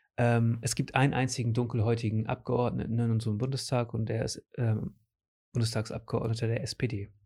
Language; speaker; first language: German; early bilingual, other home language; Portuguese